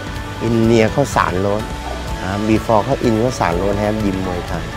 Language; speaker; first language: English; non-native, learner; Thai